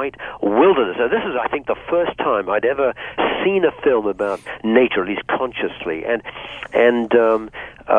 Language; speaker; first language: English; native; English